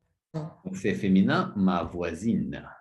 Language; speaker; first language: French; non-native, fluent; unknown